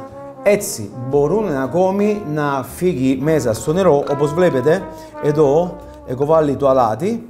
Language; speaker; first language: Greek; non-native, fluent; Italian